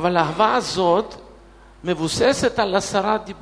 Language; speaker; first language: Hebrew; non-native, fluent; Russian